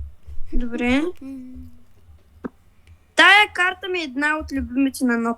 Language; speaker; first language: Bulgarian; native; Bulgarian